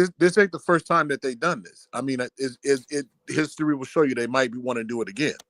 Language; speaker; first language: English; native; English